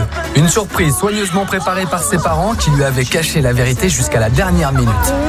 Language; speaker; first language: French; native; French